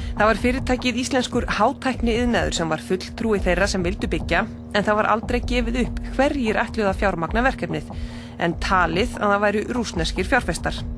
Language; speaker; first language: Icelandic; native; Icelandic